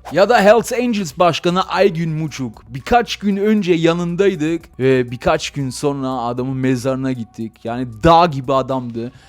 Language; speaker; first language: Turkish; early bilingual, heritage; Turkish